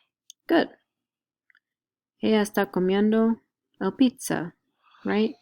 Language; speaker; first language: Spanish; non-native, learner; English